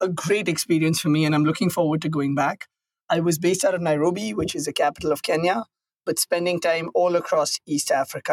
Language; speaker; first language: English; non-native, local second language; Hindi